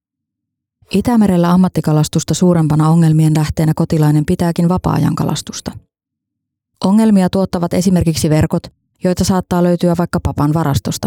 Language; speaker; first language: Finnish; native; Finnish